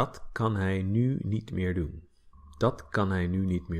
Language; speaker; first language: Dutch; non-native, fluent; English